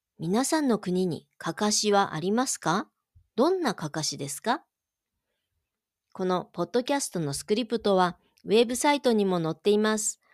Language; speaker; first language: Japanese; native; Japanese